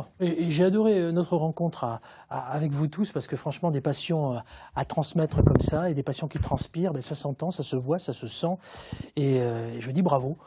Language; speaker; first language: French; native; French